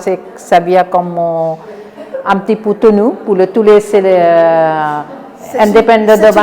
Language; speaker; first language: French; non-native, learner; Bangla